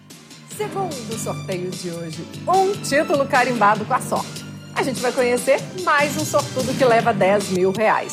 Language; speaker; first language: Portuguese; native; Portuguese